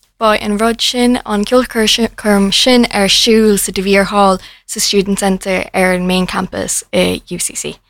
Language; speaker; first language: Irish; non-native, local second language; English